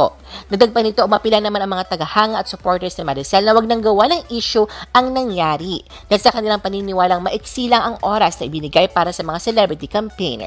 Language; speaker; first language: Filipino; native; Filipino